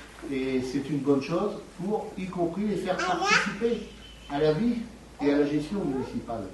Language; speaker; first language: French; native; French